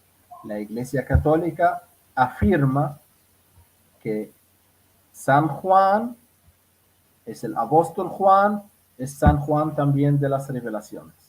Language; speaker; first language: Spanish; non-native, fluent; Arabic